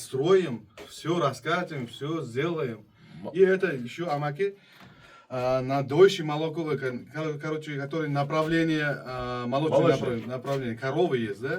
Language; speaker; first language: Russian; non-native, fluent; Uzbek